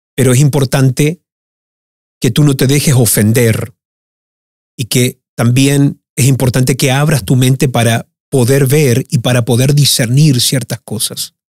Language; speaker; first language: Spanish; early bilingual, heritage; Spanish